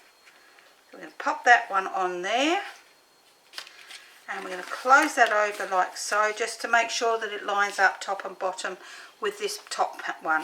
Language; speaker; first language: English; native; English